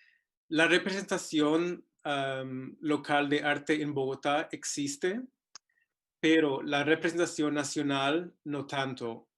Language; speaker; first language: Spanish; non-native, fluent; English